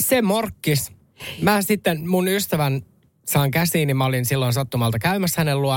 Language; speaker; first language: Finnish; native; Finnish